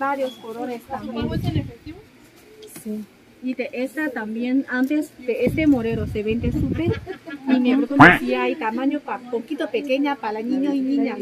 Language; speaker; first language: Spanish; non-native, learner; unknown